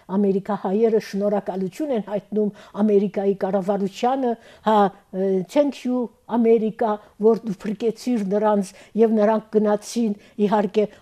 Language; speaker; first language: Armenian; early bilingual, heritage; Armenian